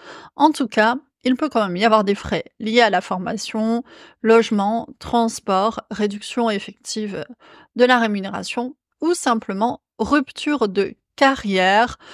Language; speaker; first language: French; native; French